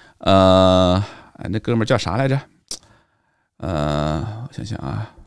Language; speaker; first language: Chinese; native; Chinese